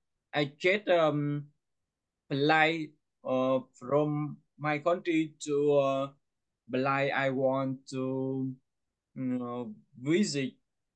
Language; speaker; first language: English; non-native, learner; Vietnamese